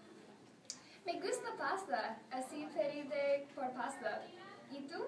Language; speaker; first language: Spanish; non-native, learner; English